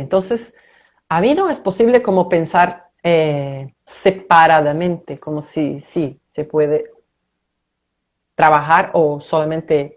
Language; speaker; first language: Spanish; non-native, fluent; Portuguese